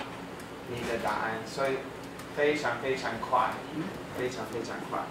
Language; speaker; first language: Chinese; non-native, fluent; English